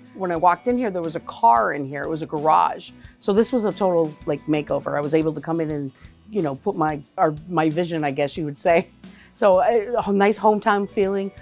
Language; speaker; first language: English; native; English